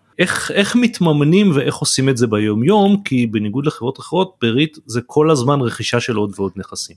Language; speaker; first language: Hebrew; native; Hebrew